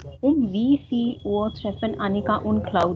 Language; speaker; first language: German; non-native, fluent; Hindi